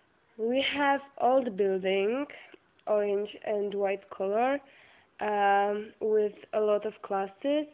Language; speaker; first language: English; non-native, learner; Czech